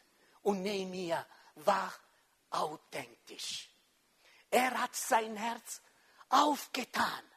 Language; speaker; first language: German; non-native, local second language; French